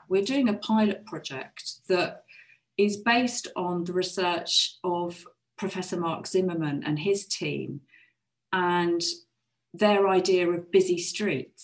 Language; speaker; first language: English; native; English